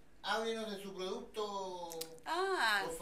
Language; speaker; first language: Spanish; native; Spanish